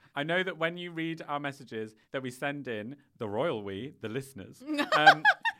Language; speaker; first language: English; native; English